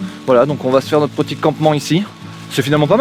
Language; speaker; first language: French; native; French